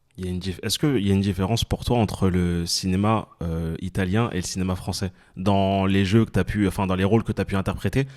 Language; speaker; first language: French; native; French